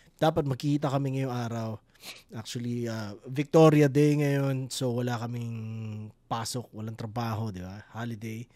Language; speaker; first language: Filipino; native; Filipino